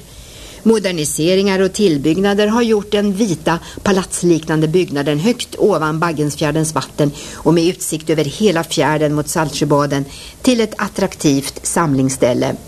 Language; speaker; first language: Swedish; native; Swedish